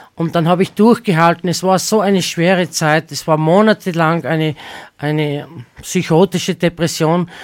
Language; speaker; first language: German; native; German